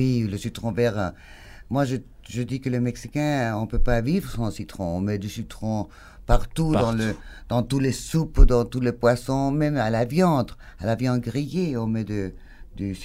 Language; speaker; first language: French; non-native, fluent; Spanish